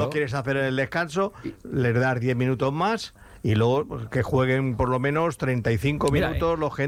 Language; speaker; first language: Spanish; native; Spanish